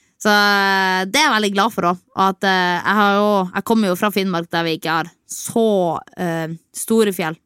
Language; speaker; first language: Norwegian; native; Norwegian